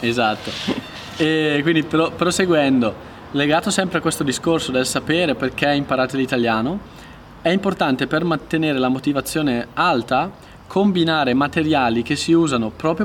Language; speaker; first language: Italian; native; Italian